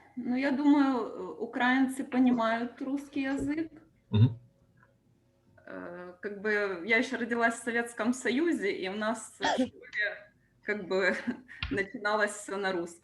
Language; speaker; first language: Russian; non-native, local second language; Ukrainian